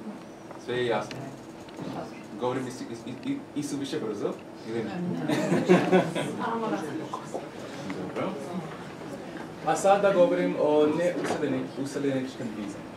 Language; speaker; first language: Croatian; non-native, learner; English